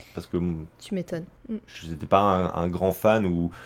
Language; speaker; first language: French; native; French